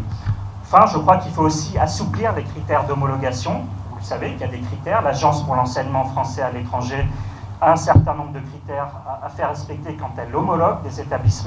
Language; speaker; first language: French; native; French